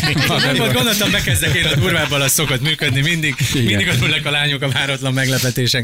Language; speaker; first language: Hungarian; native; Hungarian